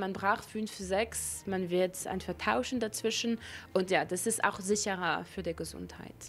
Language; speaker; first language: German; non-native, local second language; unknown